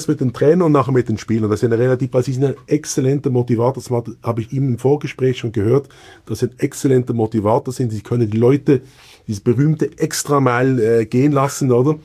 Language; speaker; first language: German; native; German